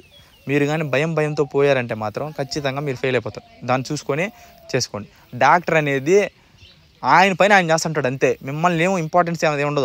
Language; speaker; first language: Telugu; native; Telugu